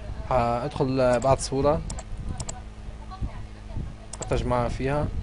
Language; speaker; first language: Arabic; native; Arabic